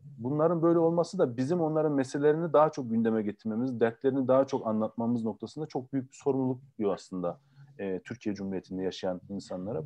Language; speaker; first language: Turkish; native; Turkish